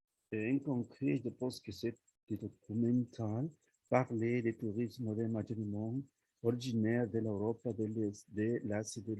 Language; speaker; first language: French; non-native, learner; Spanish